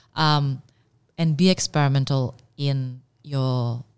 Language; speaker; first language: English; non-native, fluent; Indonesian